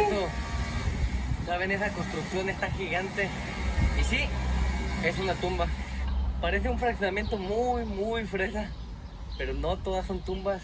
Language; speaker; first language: Spanish; native; Spanish